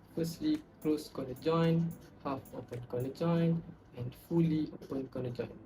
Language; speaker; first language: English; non-native, local second language; Malay